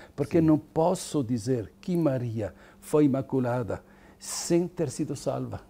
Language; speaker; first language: Portuguese; non-native, fluent; Italian